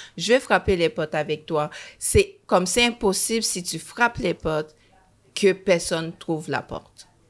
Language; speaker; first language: French; early bilingual, other home language; Haitian Creole